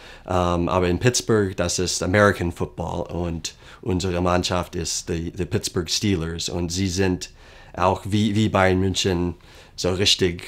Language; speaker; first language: German; non-native, fluent; English